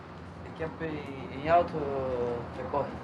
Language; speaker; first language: Dutch; non-native, learner; Portuguese